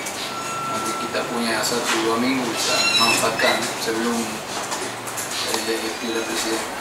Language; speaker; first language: Indonesian; non-native, fluent; Spanish